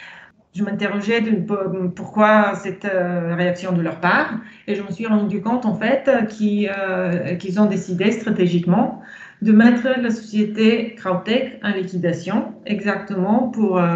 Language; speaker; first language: French; non-native, fluent; Bulgarian